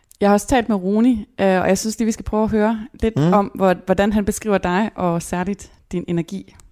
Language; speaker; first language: Danish; native; Danish